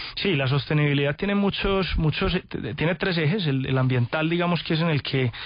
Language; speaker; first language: Spanish; native; Spanish